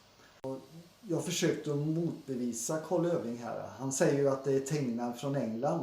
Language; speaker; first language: Swedish; native; Swedish